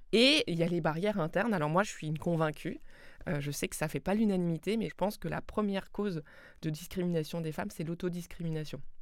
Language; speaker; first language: French; non-native, local second language; Swiss German